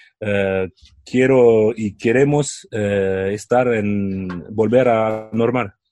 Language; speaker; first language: Spanish; non-native, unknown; French